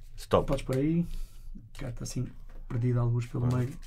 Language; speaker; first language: Portuguese; native; Portuguese